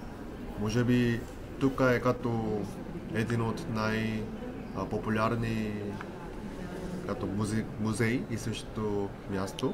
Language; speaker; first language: Bulgarian; non-native, learner; Korean